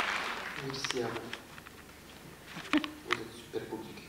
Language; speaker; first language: French; non-native, learner; Russian